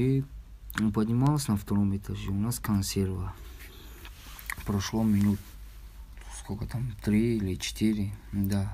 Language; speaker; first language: Russian; non-native, learner; Tajik